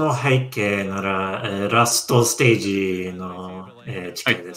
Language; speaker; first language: Japanese; non-native, learner; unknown